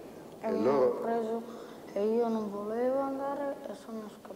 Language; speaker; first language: Italian; non-native, learner; Serbian